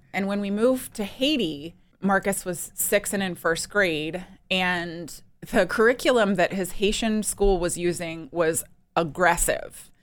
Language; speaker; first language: English; native; English